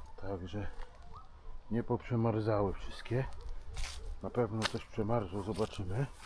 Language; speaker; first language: Polish; native; Polish